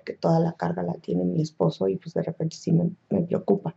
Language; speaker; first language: Spanish; native; Spanish